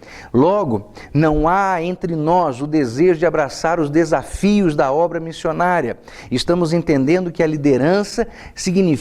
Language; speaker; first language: Portuguese; native; Portuguese